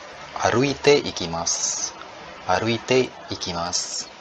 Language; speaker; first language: Japanese; non-native, fluent; Indonesian